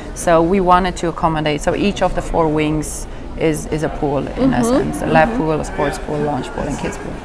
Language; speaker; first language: English; non-native, fluent; Romanian